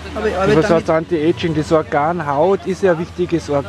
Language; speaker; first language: German; native; German